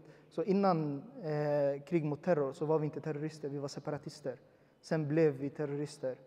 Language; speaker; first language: Swedish; early bilingual, other home language; Uyghur